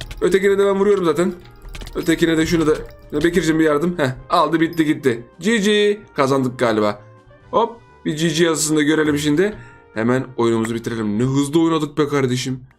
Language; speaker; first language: Turkish; native; Turkish